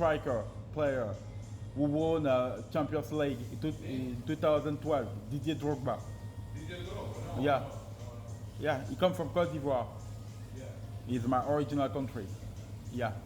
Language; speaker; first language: English; non-native, learner; French